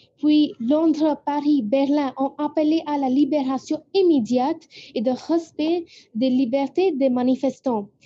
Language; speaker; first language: French; non-native, fluent; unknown